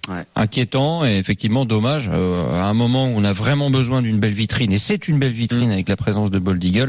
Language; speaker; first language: French; native; French